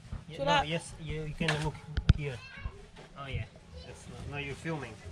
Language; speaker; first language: English; non-native, learner; Portuguese